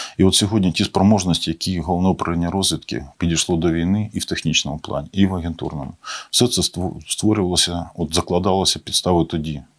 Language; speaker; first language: Ukrainian; native; Ukrainian